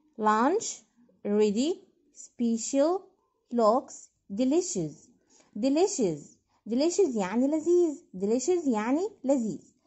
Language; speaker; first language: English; non-native, fluent; Arabic